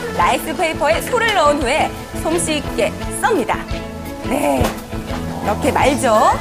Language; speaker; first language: Korean; native; Korean